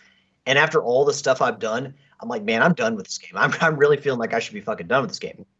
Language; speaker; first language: English; native; English